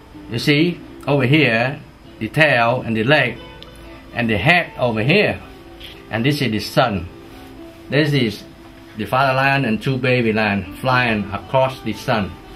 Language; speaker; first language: English; non-native, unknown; Vietnamese